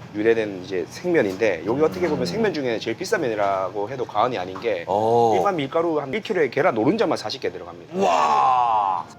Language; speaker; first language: Korean; native; Korean